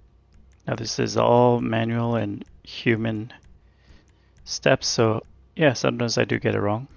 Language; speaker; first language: English; native; English